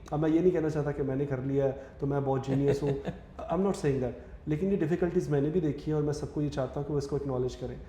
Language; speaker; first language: Urdu; native; Urdu